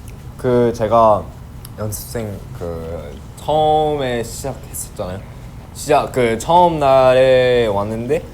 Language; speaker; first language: Korean; early bilingual, heritage; English